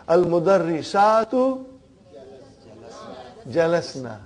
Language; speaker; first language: Arabic; non-native, fluent; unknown